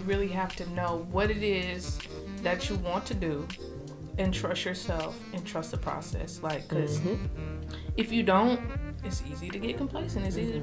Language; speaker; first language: English; native; English